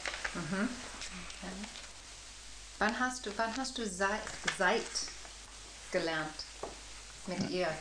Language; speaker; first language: German; non-native, fluent; English